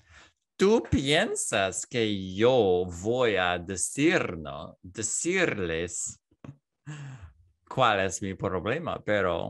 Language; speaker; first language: Spanish; non-native, learner; English